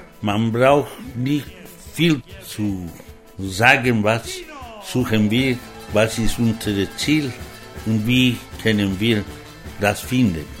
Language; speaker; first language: German; non-native, learner; Spanish